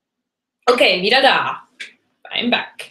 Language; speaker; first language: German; non-native, fluent; English